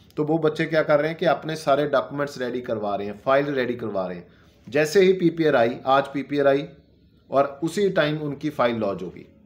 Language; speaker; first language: Hindi; non-native, local second language; Punjabi